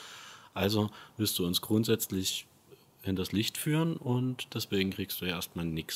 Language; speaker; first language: German; native; German